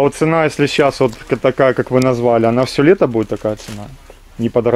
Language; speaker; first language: Russian; native; Russian